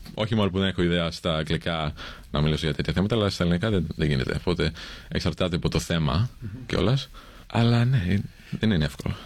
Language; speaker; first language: Greek; early bilingual, heritage; English